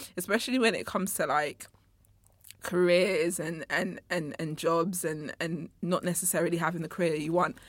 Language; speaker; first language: English; native; English